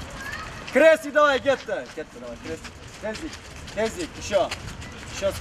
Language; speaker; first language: Russian; non-native, local second language; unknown